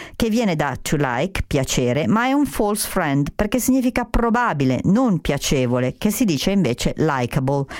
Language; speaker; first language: Italian; native; Italian